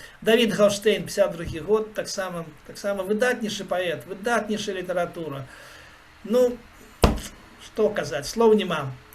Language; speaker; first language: Belarusian; native; Belarusian